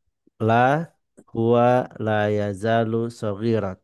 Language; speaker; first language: Arabic; non-native, fluent; Indonesian